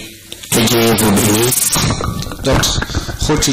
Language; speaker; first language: Dutch; non-native, fluent; French